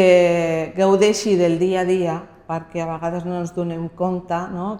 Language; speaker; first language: Catalan; non-native, local second language; Spanish